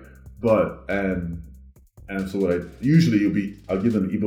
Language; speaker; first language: English; non-native, local second language; Igbo